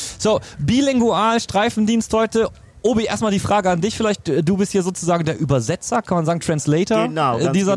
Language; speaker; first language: German; native; German